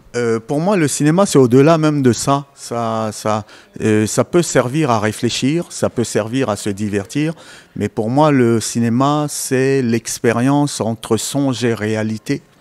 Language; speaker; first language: French; native; French